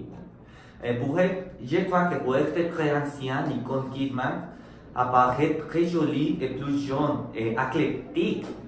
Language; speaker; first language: French; non-native, learner; Spanish